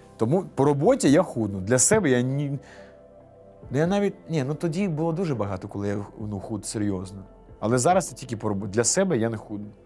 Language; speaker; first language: Ukrainian; non-native, local second language; Russian